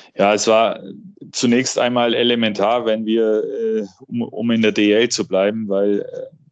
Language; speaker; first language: German; native; German